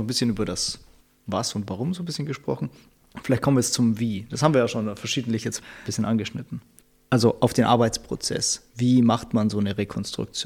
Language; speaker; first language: German; native; German